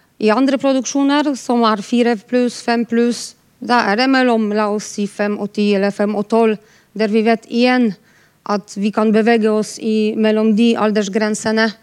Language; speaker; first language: Norwegian; non-native, fluent; Polish